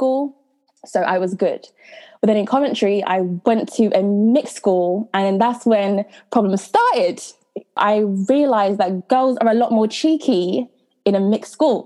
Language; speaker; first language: English; native; English